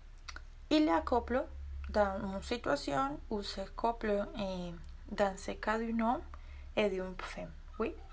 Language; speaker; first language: French; non-native, learner; Spanish